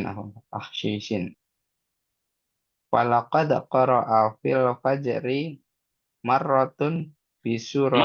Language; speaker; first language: Arabic; non-native, learner; Indonesian